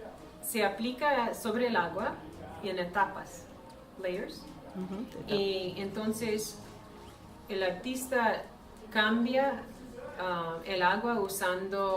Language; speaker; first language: Spanish; non-native, fluent; English